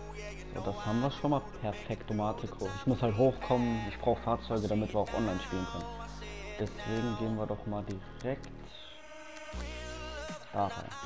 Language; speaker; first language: German; native; German